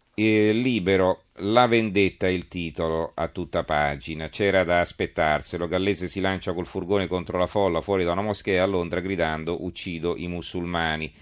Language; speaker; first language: Italian; native; Italian